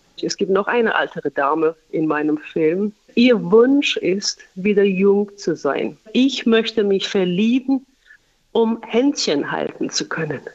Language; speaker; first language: German; non-native, fluent; Persian